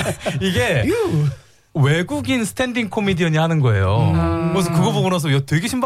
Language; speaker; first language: Korean; native; Korean